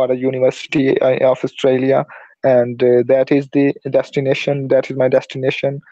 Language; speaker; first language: English; non-native, learner; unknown